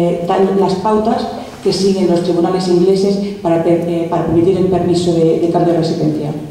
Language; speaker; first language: Spanish; native; Spanish